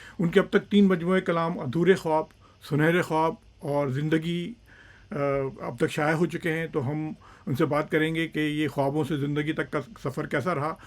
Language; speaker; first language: Urdu; native; Urdu